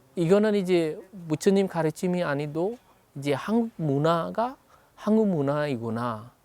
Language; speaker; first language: Korean; non-native, fluent; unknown